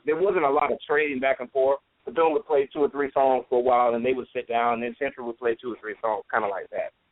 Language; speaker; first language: English; native; English